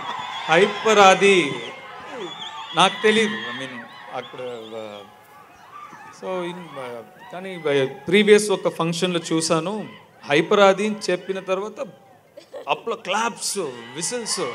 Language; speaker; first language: Telugu; non-native, learner; Tamil